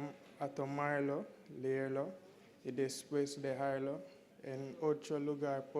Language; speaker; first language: Spanish; non-native, learner; English